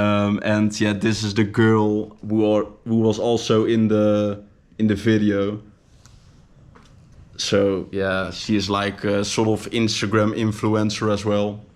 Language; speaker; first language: English; non-native, fluent; Dutch